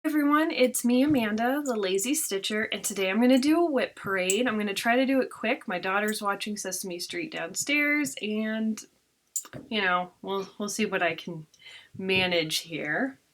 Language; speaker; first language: English; native; English